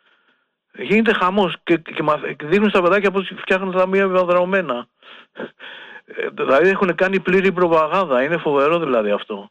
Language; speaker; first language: Greek; native; Greek